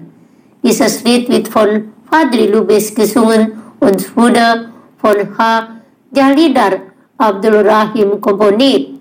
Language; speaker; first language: German; non-native, learner; Indonesian